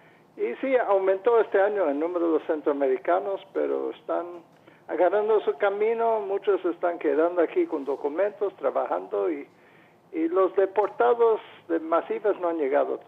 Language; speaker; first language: Spanish; non-native, fluent; English